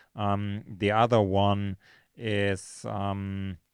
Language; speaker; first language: English; non-native, fluent; German